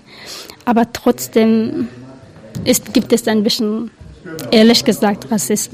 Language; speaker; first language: German; non-native, learner; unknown